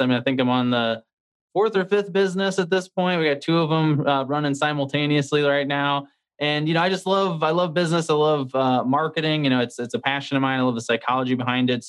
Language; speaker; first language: English; native; English